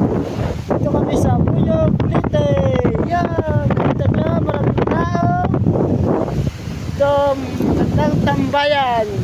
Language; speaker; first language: Filipino; non-native, learner; German